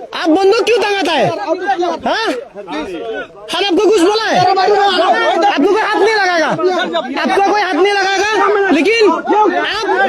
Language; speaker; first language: Hindi; non-native, learner; Bangla